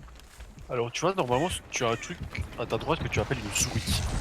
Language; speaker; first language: French; native; French